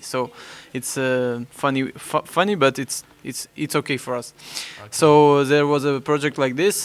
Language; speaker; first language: English; non-native, fluent; Russian